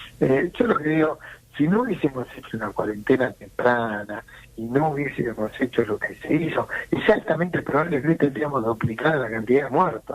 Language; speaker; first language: Spanish; native; Spanish